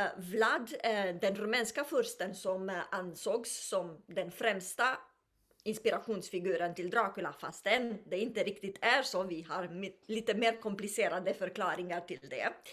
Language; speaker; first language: Swedish; non-native, fluent; Romanian